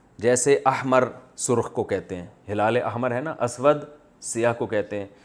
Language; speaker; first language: Urdu; native; Urdu